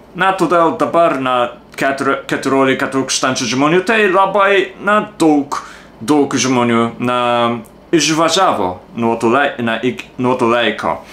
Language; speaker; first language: Lithuanian; non-native, learner; Japanese